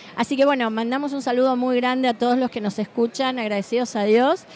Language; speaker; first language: Spanish; native; Spanish